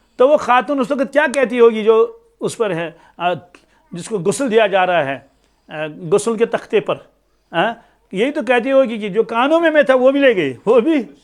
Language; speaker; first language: Urdu; non-native, local second language; Kashmiri